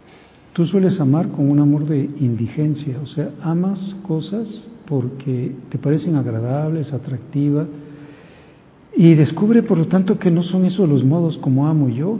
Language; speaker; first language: Spanish; native; Spanish